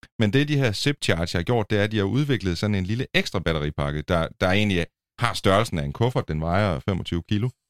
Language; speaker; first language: Danish; native; Danish